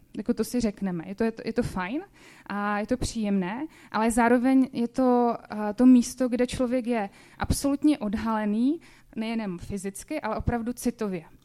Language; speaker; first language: Czech; native; Czech